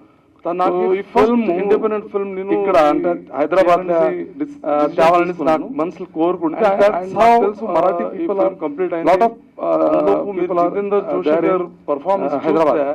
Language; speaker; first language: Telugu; early bilingual, heritage; Telugu